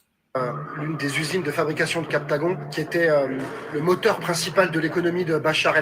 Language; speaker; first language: French; native; French